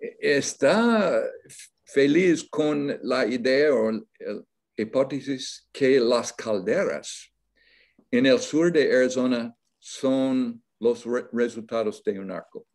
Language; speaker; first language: Spanish; non-native, learner; English